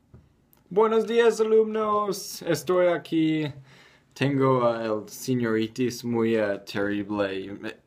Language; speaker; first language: Spanish; non-native, learner; English